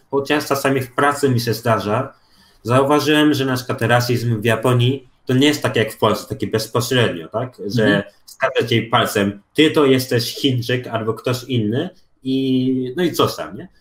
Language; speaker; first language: Polish; early bilingual, other home language; Japanese